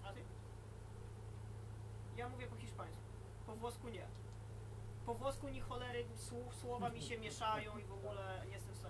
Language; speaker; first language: Polish; native; Polish